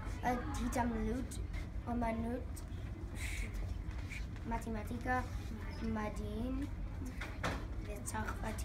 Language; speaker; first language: Hebrew; non-native, learner; English